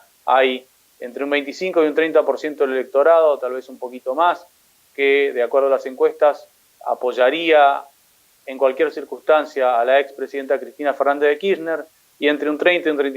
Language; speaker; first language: Spanish; native; Spanish